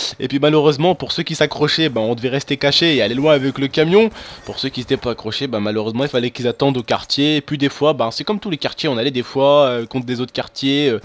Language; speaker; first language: French; non-native, local second language; Arabic